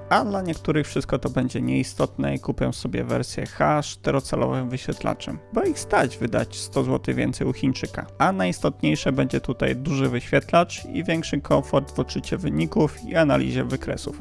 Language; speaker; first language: Polish; native; Polish